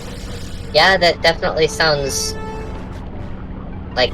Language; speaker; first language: English; native; English